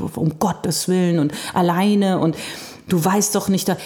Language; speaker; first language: German; early bilingual, heritage; German